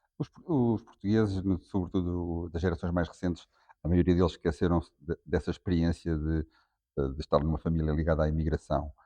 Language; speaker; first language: Portuguese; native; Portuguese